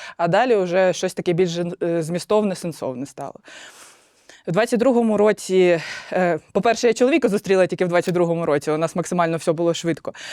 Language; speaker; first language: Ukrainian; non-native, local second language; Russian